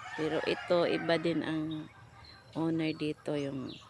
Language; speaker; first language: Filipino; non-native, local second language; Cebuano